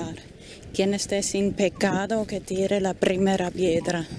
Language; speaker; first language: Spanish; non-native, fluent; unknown